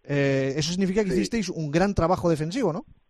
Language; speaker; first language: Spanish; native; Spanish